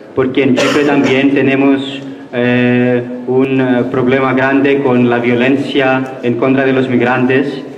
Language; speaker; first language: Spanish; non-native, learner; Greek